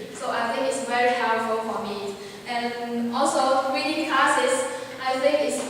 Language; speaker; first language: English; non-native, learner; Chinese